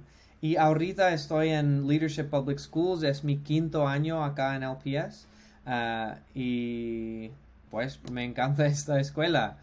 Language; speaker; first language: Spanish; non-native, fluent; English